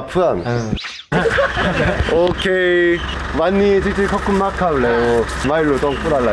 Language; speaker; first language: Thai; non-native, learner; Korean